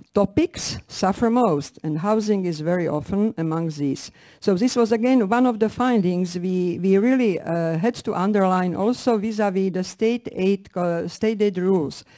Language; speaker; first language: English; non-native, fluent; Slovak